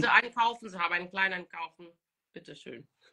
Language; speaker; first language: German; non-native, fluent; Portuguese